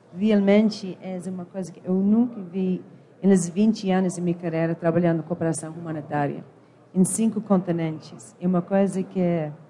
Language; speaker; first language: Portuguese; non-native, fluent; English